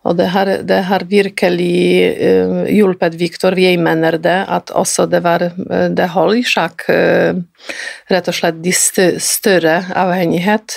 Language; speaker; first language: Norwegian; non-native, fluent; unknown